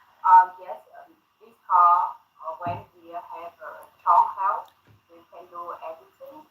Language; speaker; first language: English; non-native, learner; Thai